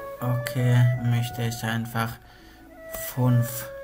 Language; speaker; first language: German; non-native, learner; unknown